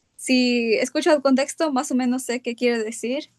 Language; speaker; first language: Spanish; early bilingual, heritage; Spanish